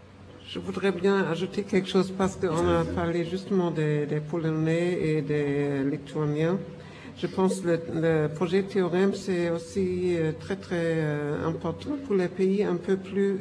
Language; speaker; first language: French; non-native, fluent; German